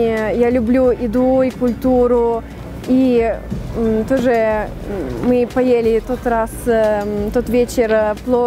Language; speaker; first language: Russian; early bilingual, heritage; Russian